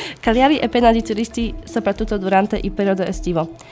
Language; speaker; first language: Italian; non-native, learner; Polish